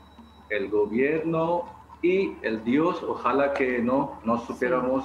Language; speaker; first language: Spanish; non-native, fluent; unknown